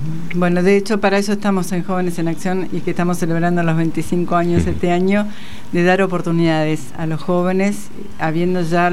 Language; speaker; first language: Spanish; native; Spanish